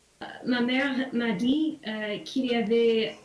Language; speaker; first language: French; non-native, learner; English